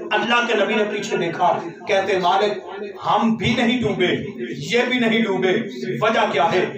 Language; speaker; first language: Urdu; non-native, local second language; Punjabi